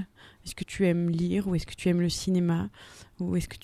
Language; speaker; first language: French; native; French